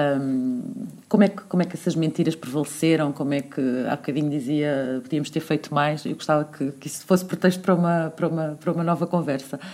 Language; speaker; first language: Portuguese; native; Portuguese